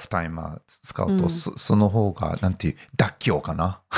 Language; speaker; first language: Japanese; non-native, fluent; English